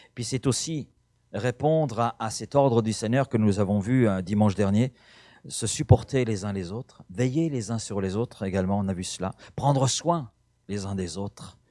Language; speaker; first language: French; native; French